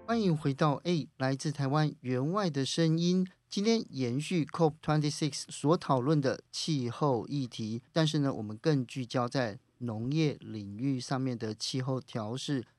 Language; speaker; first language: Chinese; native; Chinese